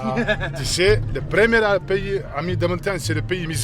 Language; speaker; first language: French; non-native, learner; Arabic